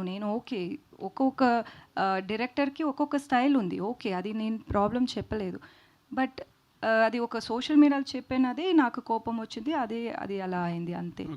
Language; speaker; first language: Telugu; non-native, learner; Tamil